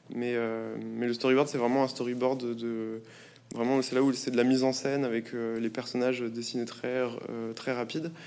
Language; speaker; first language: French; native; French